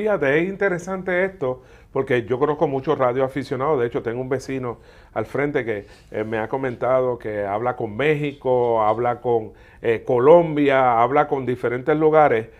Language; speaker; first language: Spanish; native; Spanish